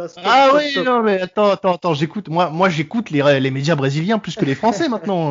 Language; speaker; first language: French; native; French